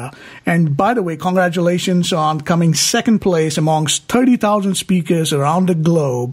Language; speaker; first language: English; non-native, local second language; Hindi